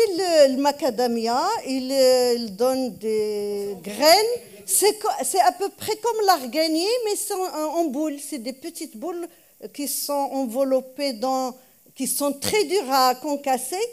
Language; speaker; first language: French; non-native, local second language; Arabic